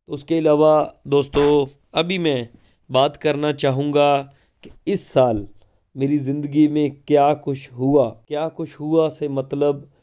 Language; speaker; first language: Hindi; non-native, local second language; Punjabi